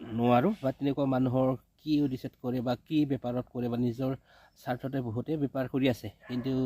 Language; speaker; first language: Assamese; native; Assamese